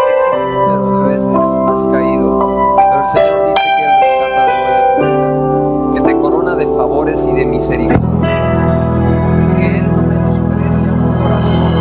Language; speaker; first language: Spanish; native; Spanish